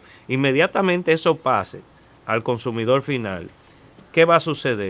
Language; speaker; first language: Spanish; native; Spanish